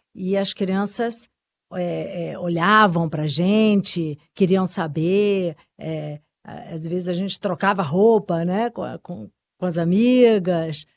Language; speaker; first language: Portuguese; early bilingual, other home language; Spanish